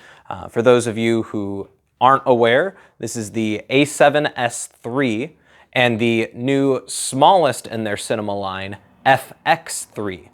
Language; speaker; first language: English; native; English